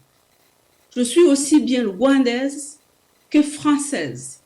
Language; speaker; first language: French; non-native, local second language; Kinyarwanda